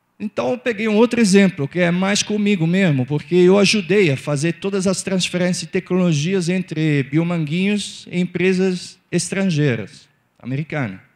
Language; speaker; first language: Portuguese; non-native, fluent; Italian